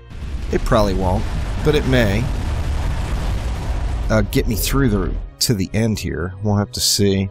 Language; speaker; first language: English; native; English